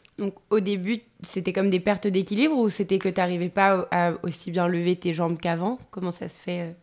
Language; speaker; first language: French; native; French